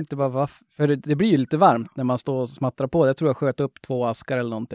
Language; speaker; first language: Swedish; native; Swedish